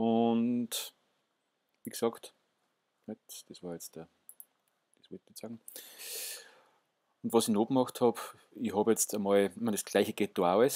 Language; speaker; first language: German; native; German